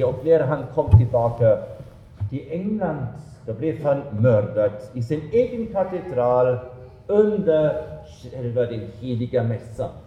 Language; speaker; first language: Swedish; non-native, fluent; German